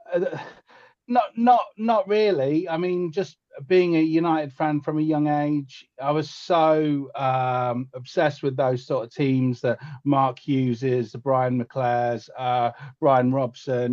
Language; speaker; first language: English; native; English